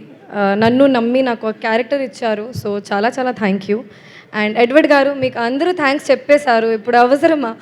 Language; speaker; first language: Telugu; non-native, learner; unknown